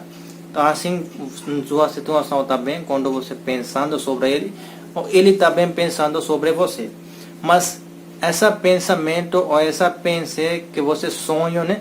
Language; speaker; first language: Portuguese; non-native, learner; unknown